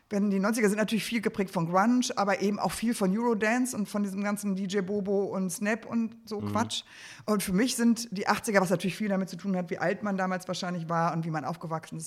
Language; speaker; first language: German; native; German